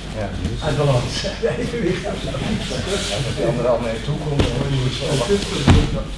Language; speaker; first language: Dutch; native; Dutch